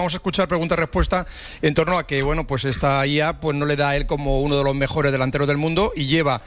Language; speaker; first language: Spanish; native; Spanish